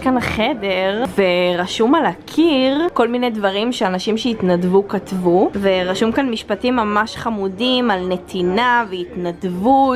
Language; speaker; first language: Hebrew; native; Hebrew